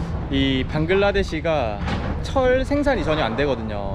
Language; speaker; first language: Korean; native; Korean